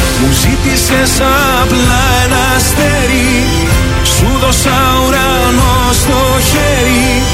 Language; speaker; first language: Greek; native; Greek